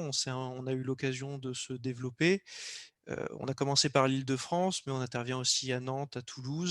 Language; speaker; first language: French; native; French